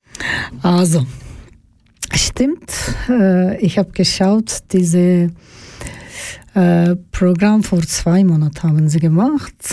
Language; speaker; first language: German; non-native, fluent; Georgian